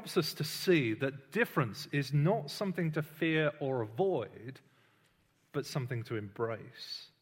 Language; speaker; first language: English; native; English